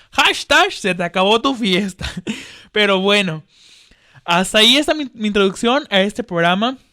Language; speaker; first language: Spanish; early bilingual, heritage; Spanish